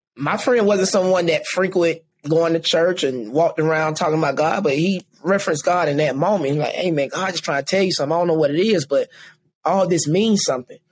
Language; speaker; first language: English; native; English